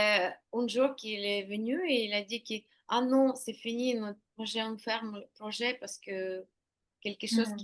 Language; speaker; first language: French; non-native, learner; Ukrainian